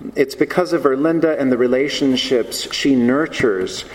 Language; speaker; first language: English; native; English